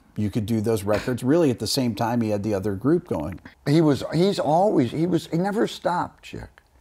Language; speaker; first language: English; native; English